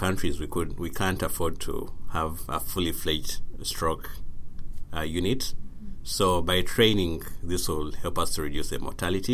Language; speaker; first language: English; non-native, local second language; Ganda